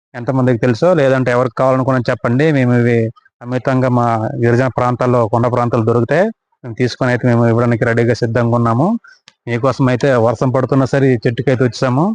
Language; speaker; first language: Telugu; non-native, local second language; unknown